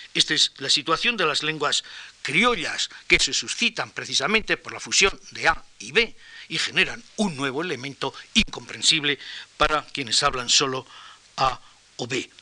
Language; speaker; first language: Spanish; native; Spanish